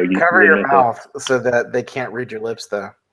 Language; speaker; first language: English; native; English